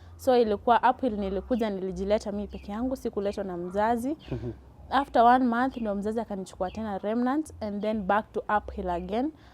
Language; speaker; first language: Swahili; non-native, local second language; Gusii